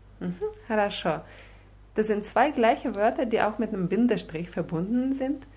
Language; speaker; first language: German; non-native, fluent; Russian